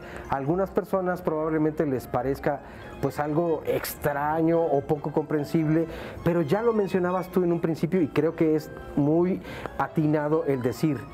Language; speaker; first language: Spanish; native; Spanish